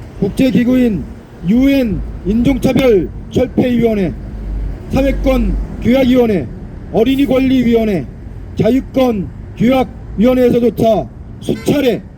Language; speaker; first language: Korean; native; Korean